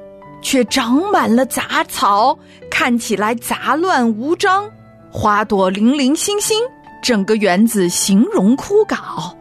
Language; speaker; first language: Chinese; native; Chinese